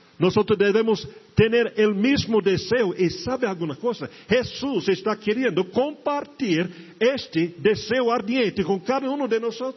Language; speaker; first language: Portuguese; non-native, fluent; English